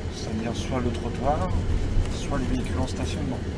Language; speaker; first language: French; native; French